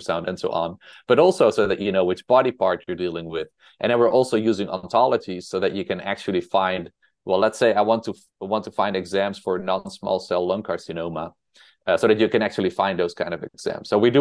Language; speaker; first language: English; non-native, fluent; Dutch